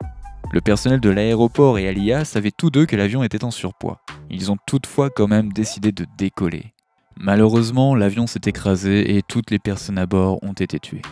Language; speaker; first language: French; native; French